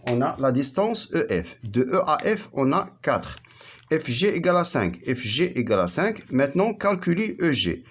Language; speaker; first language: French; non-native, local second language; Arabic